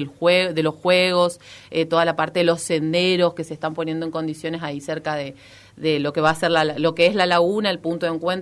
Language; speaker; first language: Spanish; native; Spanish